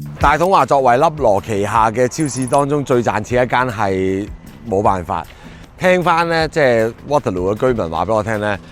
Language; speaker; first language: Cantonese; native; Cantonese